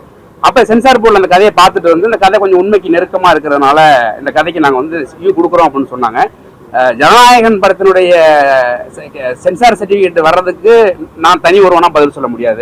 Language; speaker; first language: Tamil; native; Tamil